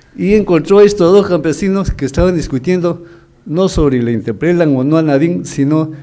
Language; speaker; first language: Spanish; native; Spanish